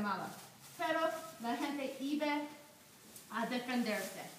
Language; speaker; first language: Spanish; non-native, learner; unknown